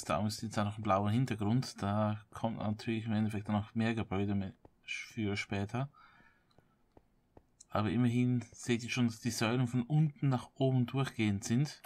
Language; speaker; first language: German; native; German